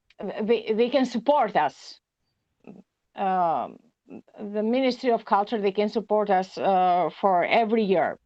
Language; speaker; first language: English; non-native, learner; Albanian